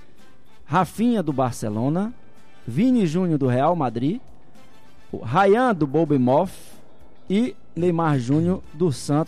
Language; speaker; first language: Portuguese; native; Portuguese